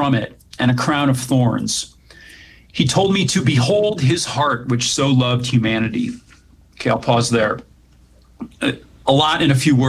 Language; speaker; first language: English; native; English